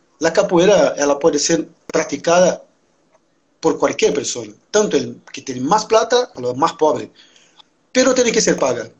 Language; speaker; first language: Spanish; non-native, fluent; Portuguese